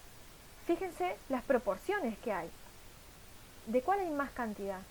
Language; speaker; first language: Spanish; native; Spanish